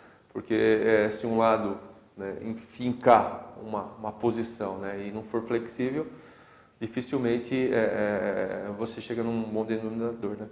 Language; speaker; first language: Portuguese; native; Portuguese